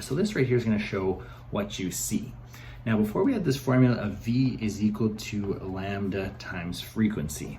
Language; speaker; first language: English; native; English